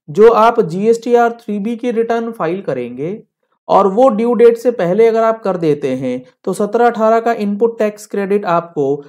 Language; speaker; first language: Hindi; native; Hindi